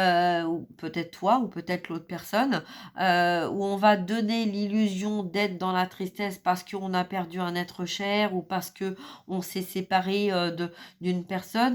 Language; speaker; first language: French; native; French